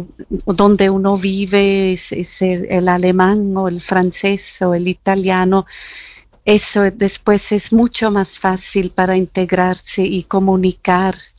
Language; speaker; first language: Spanish; non-native, fluent; German